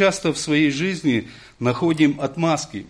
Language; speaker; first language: Russian; non-native, local second language; Ukrainian